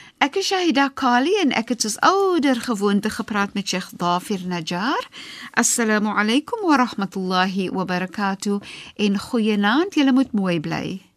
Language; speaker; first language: Afrikaans; native; Afrikaans